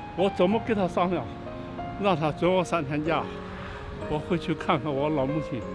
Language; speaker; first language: Chinese; native; Chinese